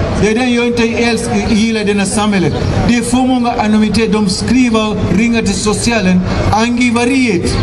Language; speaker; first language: Swedish; non-native, fluent; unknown